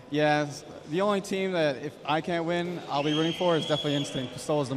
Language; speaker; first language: English; native; English